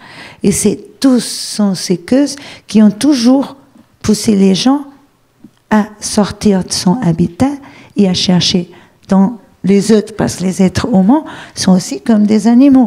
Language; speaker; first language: French; non-native, fluent; Portuguese